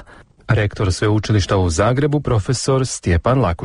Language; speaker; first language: Croatian; native; Croatian